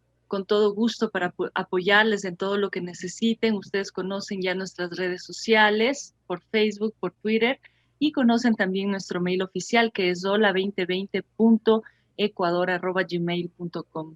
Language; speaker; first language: Spanish; native; Spanish